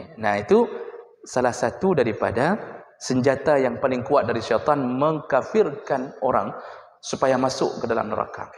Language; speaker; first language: Malay; native; Malay